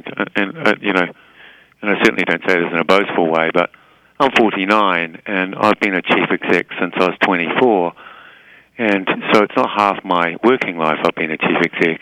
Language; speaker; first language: English; native; English